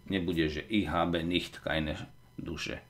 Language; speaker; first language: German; non-native, fluent; Slovak